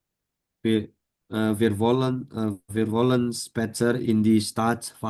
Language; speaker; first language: German; non-native, learner; Indonesian